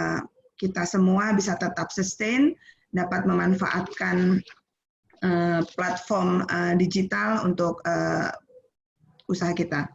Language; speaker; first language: Indonesian; native; Indonesian